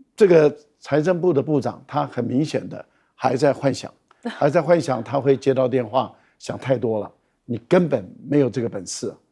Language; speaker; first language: Chinese; native; Chinese